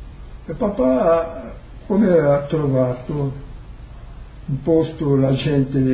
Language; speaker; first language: Italian; early bilingual, heritage; Portuguese